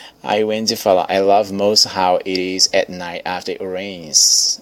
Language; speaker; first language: English; non-native, fluent; Portuguese